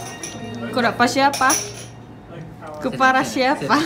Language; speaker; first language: Indonesian; non-native, learner; Japanese